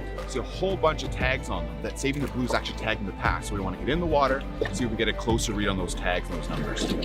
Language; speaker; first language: English; native; English